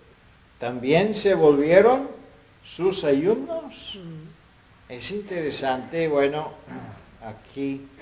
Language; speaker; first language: Spanish; non-native, fluent; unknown